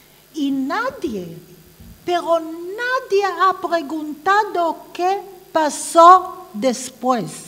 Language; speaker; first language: Spanish; non-native, fluent; Hebrew